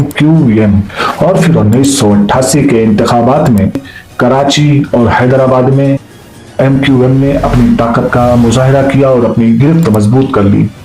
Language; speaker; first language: Urdu; native; Urdu